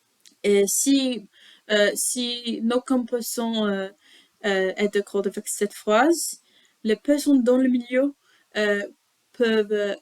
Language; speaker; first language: French; non-native, learner; English